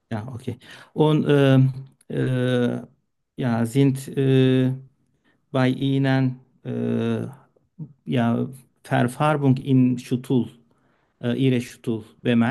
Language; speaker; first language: German; non-native, learner; Turkish